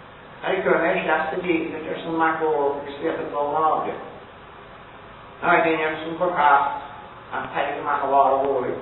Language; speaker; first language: Irish; native; Irish